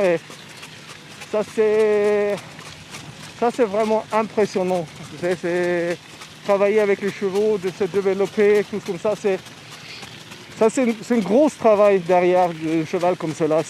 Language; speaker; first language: French; non-native, fluent; Swedish